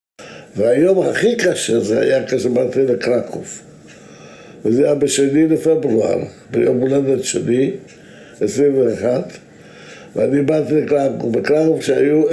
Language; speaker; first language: Hebrew; non-native, fluent; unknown